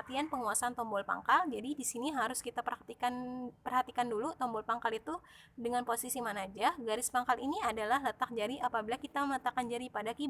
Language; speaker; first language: Indonesian; native; Indonesian